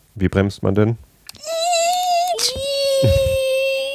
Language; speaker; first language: German; native; German